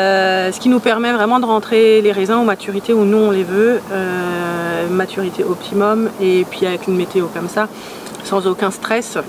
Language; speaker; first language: French; native; French